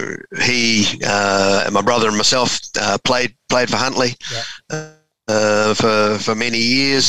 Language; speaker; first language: English; native; English